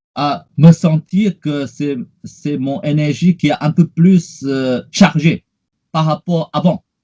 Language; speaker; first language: French; non-native, fluent; Chinese